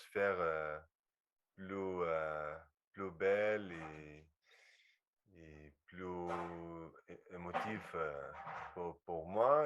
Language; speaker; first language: French; non-native, learner; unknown